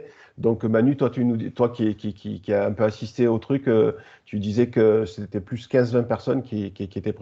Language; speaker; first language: French; native; French